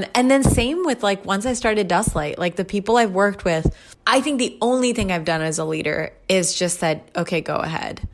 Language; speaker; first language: English; early bilingual, other home language; Urdu